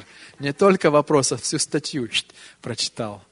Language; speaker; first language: Russian; early bilingual, heritage; Russian